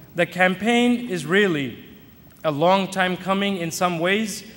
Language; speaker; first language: English; native; English